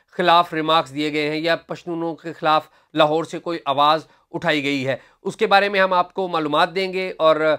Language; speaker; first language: Urdu; non-native, local second language; Punjabi